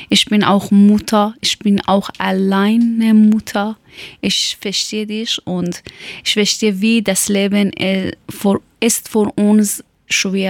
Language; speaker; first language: German; non-native, learner; Persian